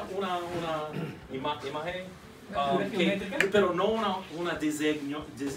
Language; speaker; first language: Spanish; non-native, learner; English